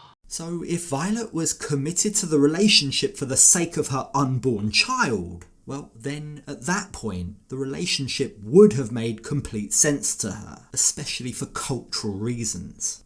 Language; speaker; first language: English; native; English